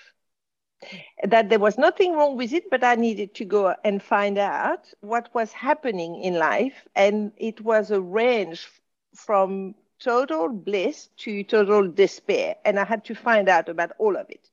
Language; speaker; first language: English; non-native, fluent; French